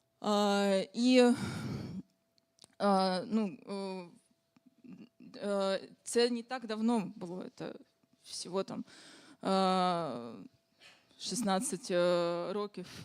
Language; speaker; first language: Ukrainian; non-native, fluent; Russian